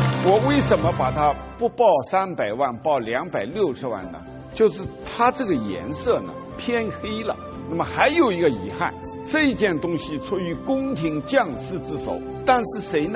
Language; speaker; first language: Chinese; native; Chinese